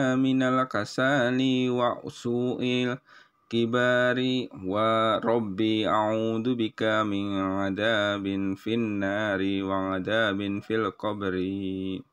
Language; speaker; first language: Arabic; non-native, learner; Indonesian